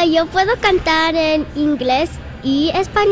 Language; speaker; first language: Spanish; non-native, learner; English